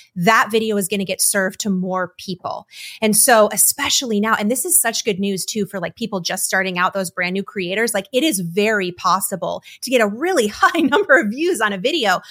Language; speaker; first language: English; native; English